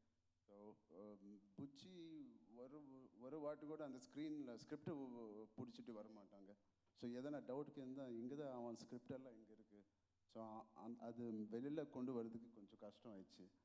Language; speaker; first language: Tamil; non-native, learner; Telugu